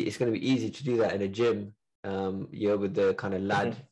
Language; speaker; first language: English; native; English